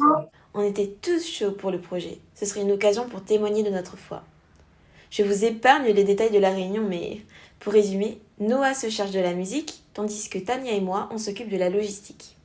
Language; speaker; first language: French; native; French